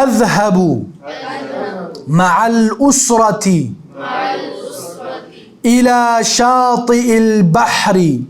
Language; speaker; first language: Arabic; non-native, fluent; Urdu